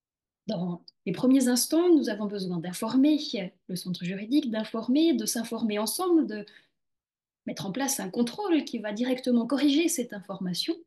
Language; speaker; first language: French; native; French